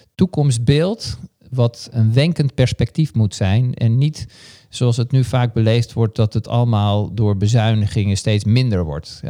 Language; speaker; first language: Dutch; native; Dutch